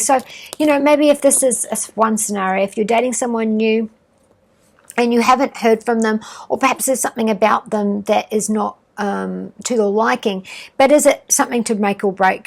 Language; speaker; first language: English; native; English